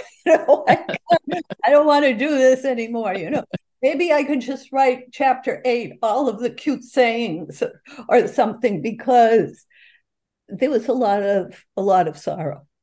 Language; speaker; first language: English; native; English